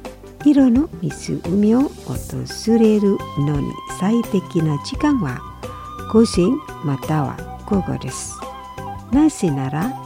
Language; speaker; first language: Japanese; non-native, fluent; Indonesian